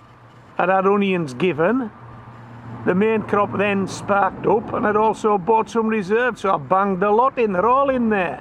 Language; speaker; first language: English; native; English